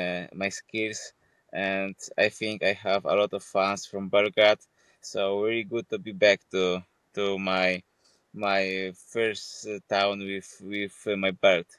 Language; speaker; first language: English; non-native, fluent; Polish